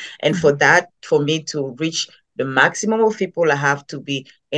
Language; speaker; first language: English; non-native, local second language; French